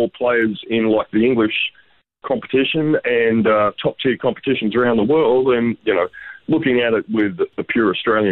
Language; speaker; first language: English; native; English